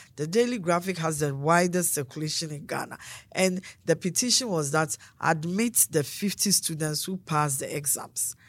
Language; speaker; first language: English; non-native, local second language; Akan